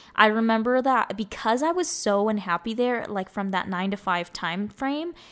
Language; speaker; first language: English; early bilingual, other home language; Spanish